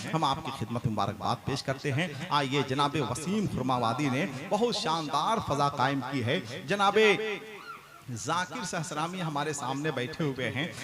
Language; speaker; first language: Hindi; native; Hindi